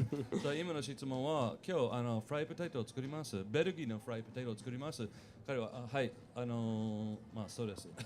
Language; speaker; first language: Japanese; non-native, learner; English